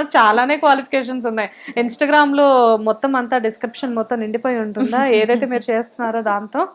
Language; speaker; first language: Telugu; native; Telugu